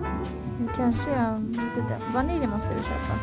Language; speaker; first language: Swedish; non-native, learner; Japanese